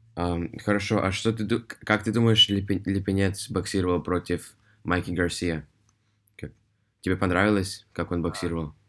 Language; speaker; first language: Russian; early bilingual, heritage; Russian